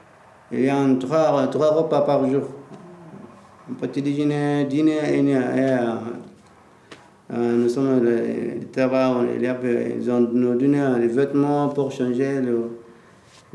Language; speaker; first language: French; non-native, learner; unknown